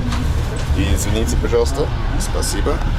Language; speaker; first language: Russian; non-native, learner; English